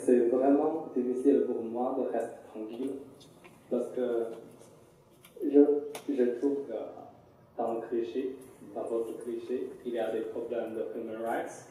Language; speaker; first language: French; non-native, learner; Chinese